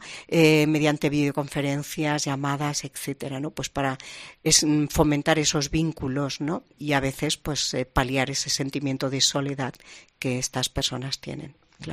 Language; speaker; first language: Spanish; native; Spanish